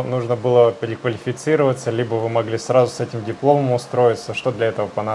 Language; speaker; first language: Russian; native; Russian